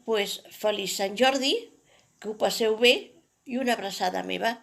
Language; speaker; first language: Catalan; non-native, local second language; Spanish